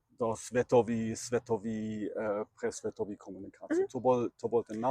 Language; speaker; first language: Slovak; non-native, learner; German